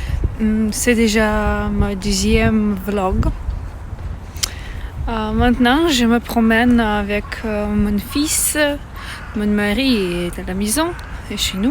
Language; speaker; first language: French; non-native, learner; Russian